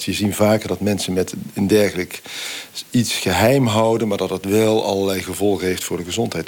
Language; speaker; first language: Dutch; native; Dutch